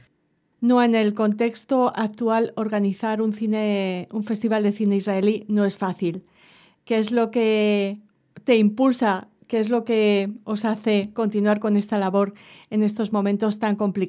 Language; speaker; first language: Spanish; native; Spanish